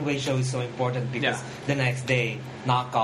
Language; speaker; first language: English; non-native, local second language; Filipino